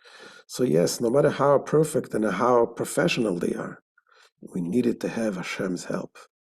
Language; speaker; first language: English; non-native, fluent; Hebrew